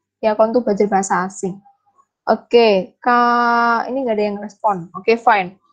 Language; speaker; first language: Indonesian; native; Indonesian